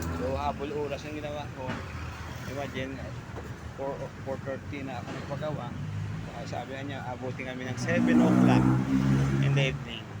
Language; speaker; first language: Filipino; non-native, local second language; Hiligaynon